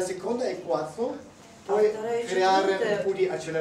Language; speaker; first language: Italian; non-native, learner; German